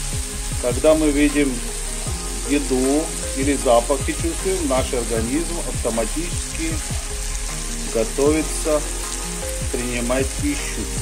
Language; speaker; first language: Russian; non-native, fluent; Hindi